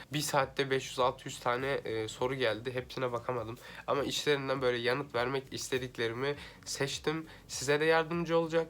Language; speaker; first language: Turkish; native; Turkish